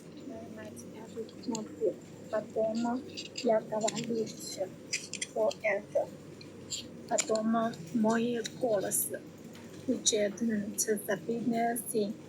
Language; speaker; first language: Russian; non-native, learner; Chinese